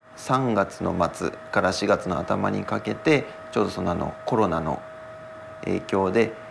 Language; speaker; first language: Japanese; native; Japanese